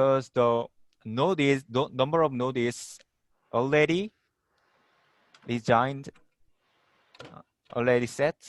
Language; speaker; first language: English; non-native, learner; Korean